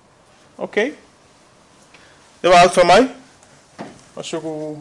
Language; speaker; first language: Norwegian; non-native, fluent; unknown